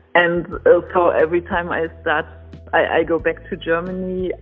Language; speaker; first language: English; non-native, fluent; German